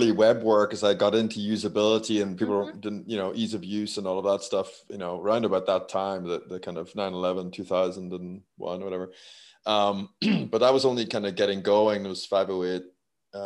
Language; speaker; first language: English; native; English